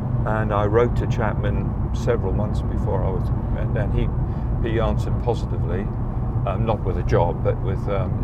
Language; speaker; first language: English; native; English